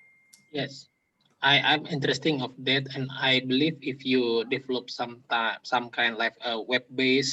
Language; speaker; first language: English; non-native, local second language; Indonesian